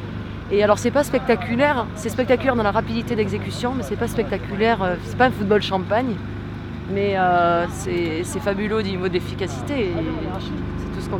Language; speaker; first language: French; native; French